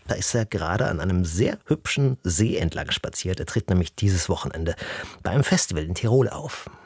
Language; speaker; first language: German; native; German